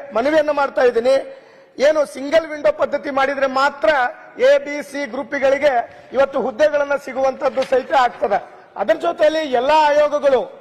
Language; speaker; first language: Kannada; non-native, local second language; Lambadi